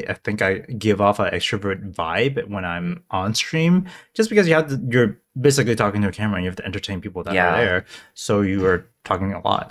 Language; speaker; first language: English; non-native, local second language; Cantonese